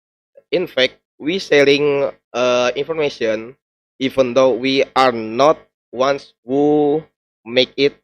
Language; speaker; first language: English; non-native, learner; Indonesian